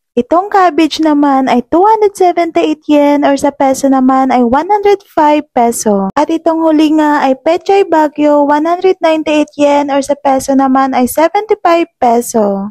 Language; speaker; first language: Filipino; native; Filipino